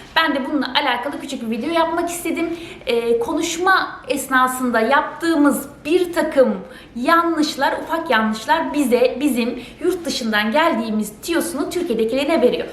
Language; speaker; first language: Turkish; native; Turkish